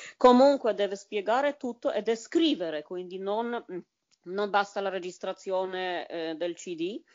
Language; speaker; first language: Italian; non-native, fluent; Polish